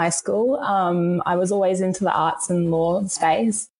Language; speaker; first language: English; native; English